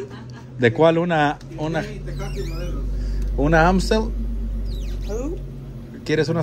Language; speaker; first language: Spanish; native; Spanish